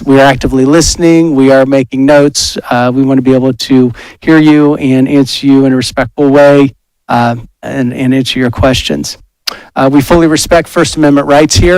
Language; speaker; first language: English; native; English